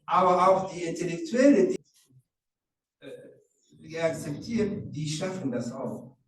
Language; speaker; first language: German; non-native, learner; Rundi